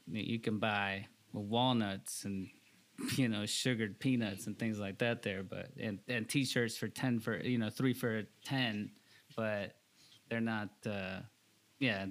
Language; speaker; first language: English; early bilingual, other home language; Spanish